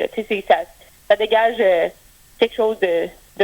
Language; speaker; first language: French; native; French